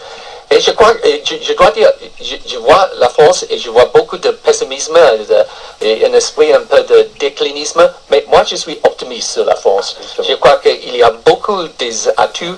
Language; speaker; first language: French; non-native, fluent; English